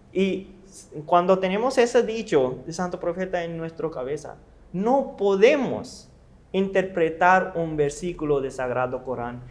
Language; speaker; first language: Spanish; non-native, learner; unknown